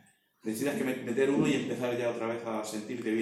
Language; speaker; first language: Spanish; native; Spanish